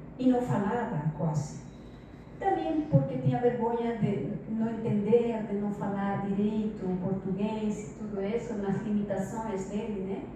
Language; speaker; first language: Portuguese; non-native, fluent; Spanish